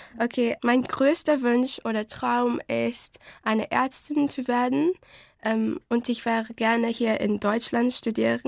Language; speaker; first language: German; non-native, learner; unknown